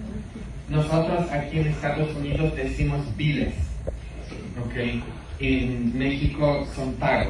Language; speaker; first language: Spanish; non-native, fluent; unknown